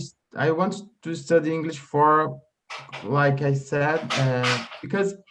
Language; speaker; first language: English; non-native, learner; Portuguese